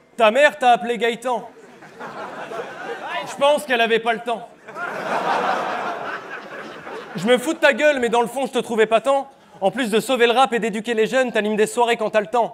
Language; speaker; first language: French; native; French